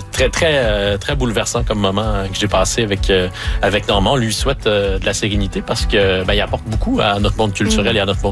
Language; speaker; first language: French; native; French